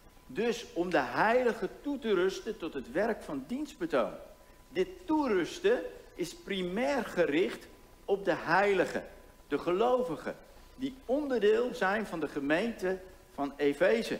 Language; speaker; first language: Dutch; native; Dutch